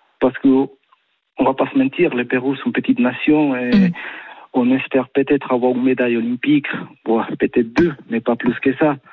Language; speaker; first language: French; non-native, fluent; Spanish